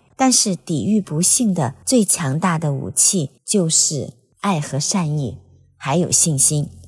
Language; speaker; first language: Chinese; native; Chinese